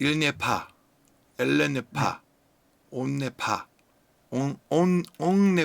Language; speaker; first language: French; non-native, learner; English